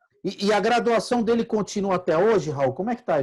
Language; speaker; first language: Portuguese; native; Portuguese